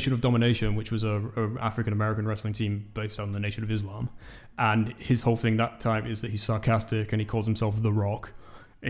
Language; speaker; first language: English; native; English